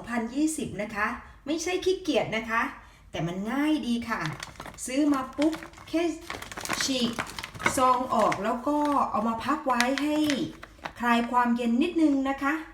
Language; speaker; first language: Thai; native; Thai